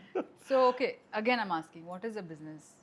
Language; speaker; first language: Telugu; non-native, fluent; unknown